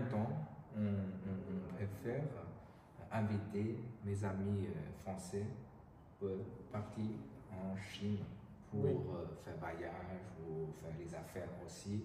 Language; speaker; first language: French; non-native, learner; Chinese